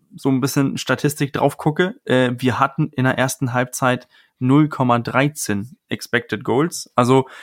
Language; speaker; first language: German; non-native, fluent; Danish